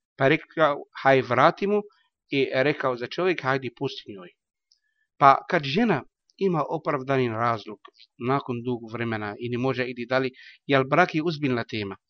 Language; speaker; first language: Bosnian; non-native, learner; Arabic